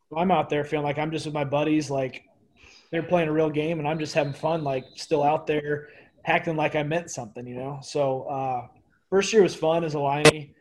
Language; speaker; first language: English; native; English